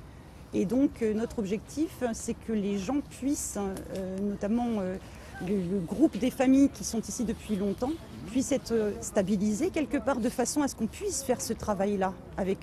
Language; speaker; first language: French; native; French